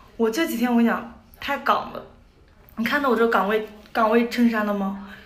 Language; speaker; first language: Chinese; native; Chinese